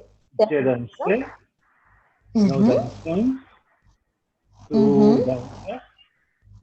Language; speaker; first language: French; non-native, learner; Spanish